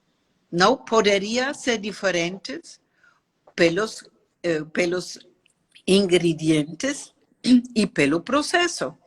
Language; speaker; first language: Portuguese; non-native, learner; German